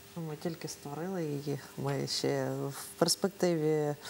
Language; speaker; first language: Ukrainian; native; Ukrainian